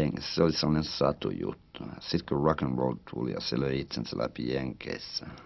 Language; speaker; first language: Finnish; early bilingual, heritage; Finnish